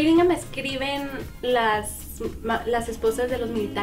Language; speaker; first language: Spanish; native; Spanish